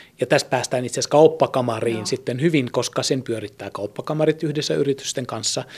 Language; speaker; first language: Finnish; early bilingual, heritage; German